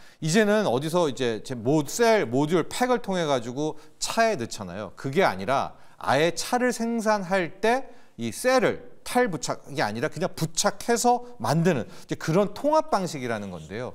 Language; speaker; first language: Korean; native; Korean